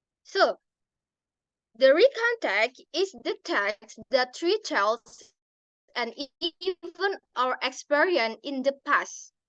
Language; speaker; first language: English; non-native, learner; Indonesian